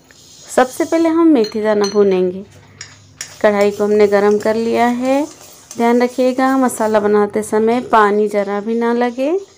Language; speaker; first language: Hindi; native; Hindi